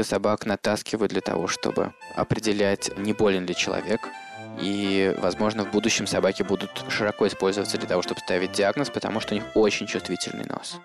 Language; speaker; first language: Russian; native; Russian